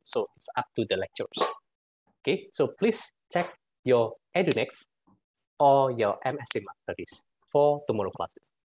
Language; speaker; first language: English; non-native, fluent; Indonesian